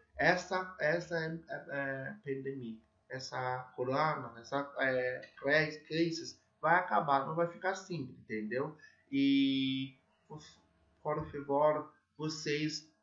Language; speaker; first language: Portuguese; non-native, fluent; English